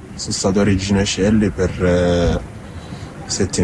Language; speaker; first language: Italian; early bilingual, other home language; Arabic